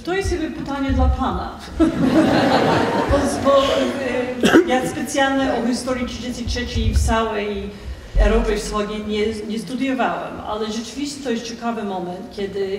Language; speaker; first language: Polish; non-native, fluent; English